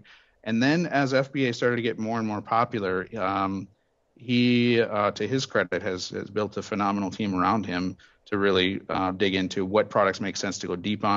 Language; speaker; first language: English; native; English